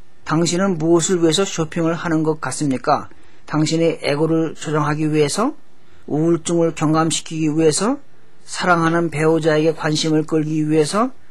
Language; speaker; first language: Korean; native; Korean